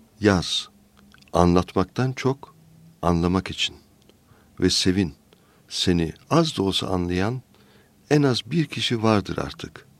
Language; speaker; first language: Turkish; native; Turkish